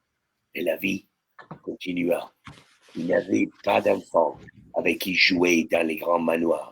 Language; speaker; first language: French; non-native, fluent; Italian